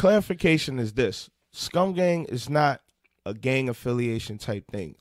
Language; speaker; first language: English; native; English